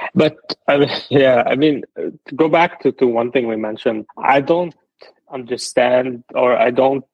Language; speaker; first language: English; non-native, fluent; Arabic